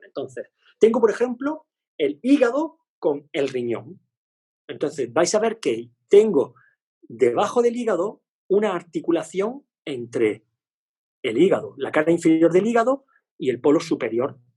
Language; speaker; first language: Spanish; native; Spanish